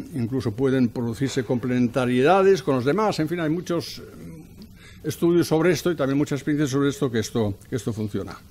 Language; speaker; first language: Spanish; non-native, fluent; German